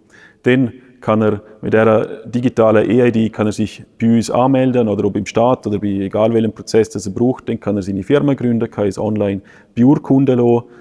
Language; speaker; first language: German; native; German